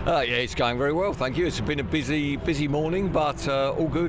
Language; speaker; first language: English; native; English